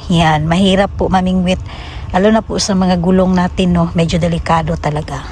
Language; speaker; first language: Filipino; non-native, local second language; Cebuano